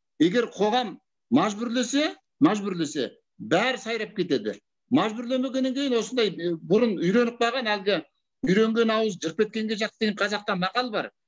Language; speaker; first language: Kazakh; native; Kazakh